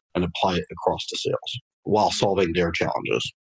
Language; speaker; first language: English; non-native, fluent; French